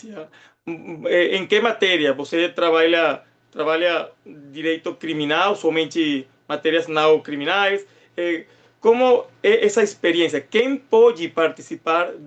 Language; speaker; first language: Portuguese; non-native, fluent; Spanish